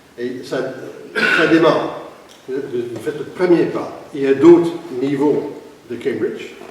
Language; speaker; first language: French; non-native, fluent; English